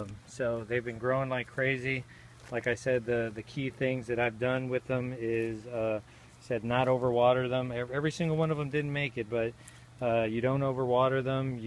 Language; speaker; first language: English; native; English